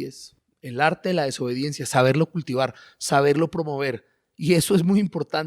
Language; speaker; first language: Spanish; native; Spanish